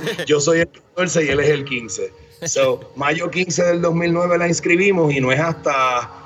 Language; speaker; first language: Spanish; native; Spanish